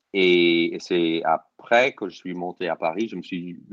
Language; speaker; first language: French; non-native, fluent; English